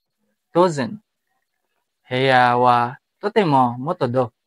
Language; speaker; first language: Japanese; non-native, learner; Filipino